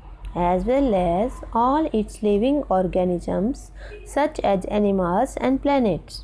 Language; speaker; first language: English; non-native, local second language; Hindi